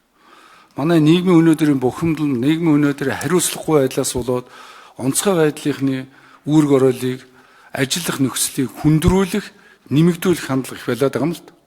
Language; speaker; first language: Mongolian; native; Mongolian